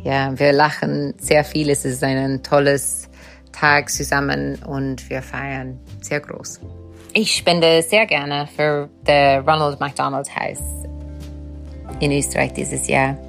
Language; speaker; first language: German; non-native, fluent; English